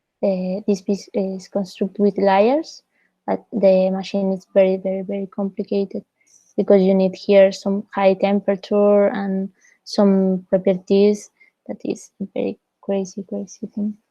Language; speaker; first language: English; non-native, fluent; Spanish